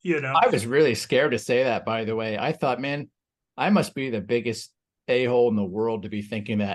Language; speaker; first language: English; native; English